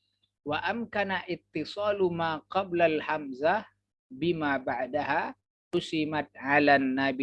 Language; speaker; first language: Arabic; non-native, fluent; Indonesian